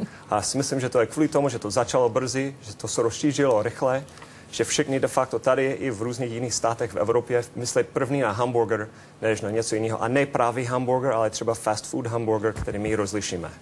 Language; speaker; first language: Czech; non-native, fluent; English